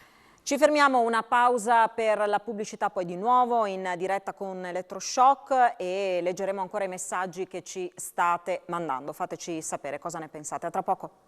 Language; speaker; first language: Italian; native; Italian